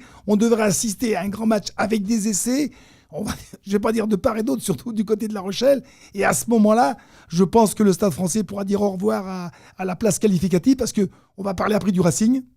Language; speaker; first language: French; native; French